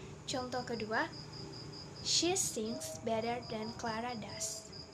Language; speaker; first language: English; non-native, learner; Indonesian